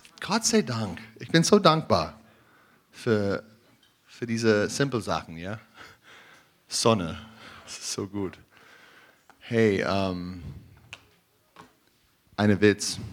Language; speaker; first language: German; non-native, learner; English